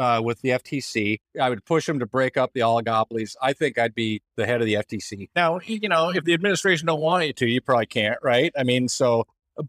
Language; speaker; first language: English; native; English